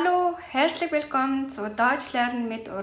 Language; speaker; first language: German; non-native, fluent; Mongolian